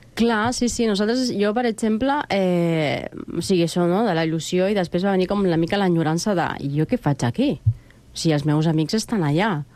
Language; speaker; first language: Catalan; early bilingual, other home language; Spanish